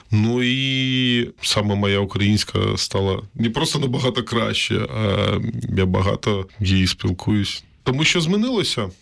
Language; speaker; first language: Ukrainian; non-native, local second language; Russian